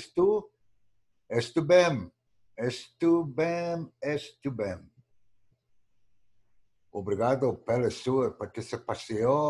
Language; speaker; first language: Portuguese; non-native, learner; English